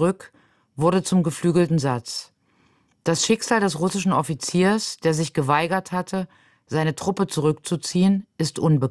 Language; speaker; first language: German; native; German